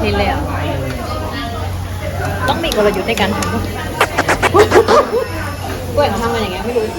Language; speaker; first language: Thai; native; Thai